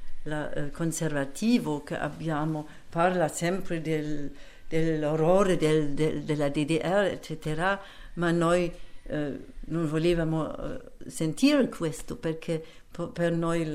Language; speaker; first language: Italian; non-native, fluent; German